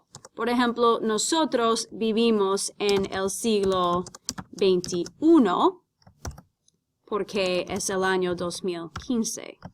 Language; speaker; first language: Spanish; non-native, fluent; English